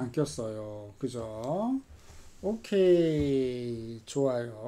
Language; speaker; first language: Korean; native; Korean